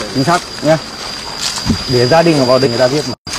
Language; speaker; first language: Chinese; native; Chinese